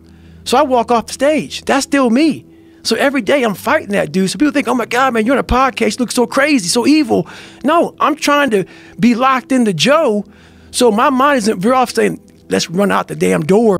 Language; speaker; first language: English; native; English